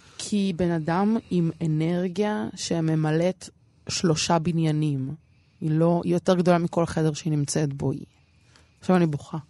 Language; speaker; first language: Hebrew; early bilingual, other home language; Russian